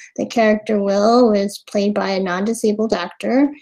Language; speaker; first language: English; native; English